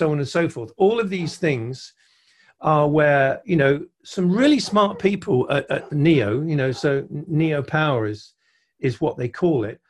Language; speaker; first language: English; native; English